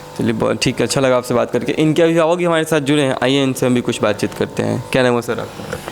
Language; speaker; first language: Hindi; native; Hindi